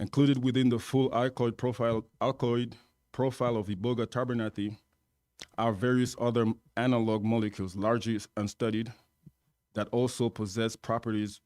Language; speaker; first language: English; non-native, fluent; French